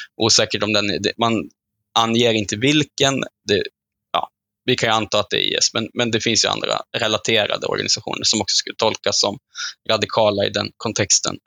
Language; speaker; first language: Swedish; native; Swedish